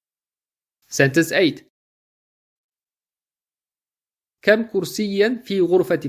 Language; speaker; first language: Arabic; non-native, fluent; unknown